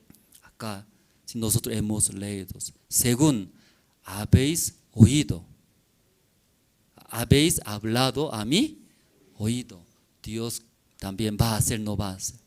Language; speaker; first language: Spanish; non-native, learner; Korean